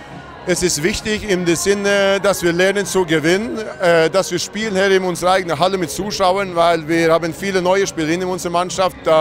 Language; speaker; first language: German; non-native, fluent; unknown